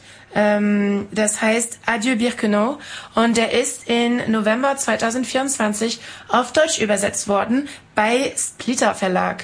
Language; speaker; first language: German; non-native, fluent; French